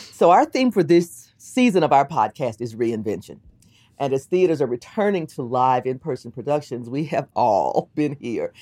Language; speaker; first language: English; native; English